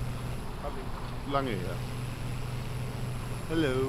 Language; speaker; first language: German; native; German